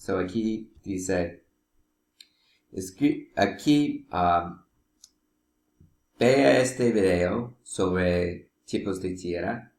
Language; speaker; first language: Spanish; non-native, learner; English